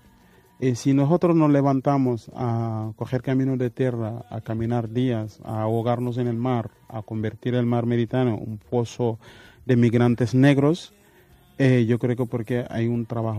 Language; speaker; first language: Spanish; non-native, fluent; Wolof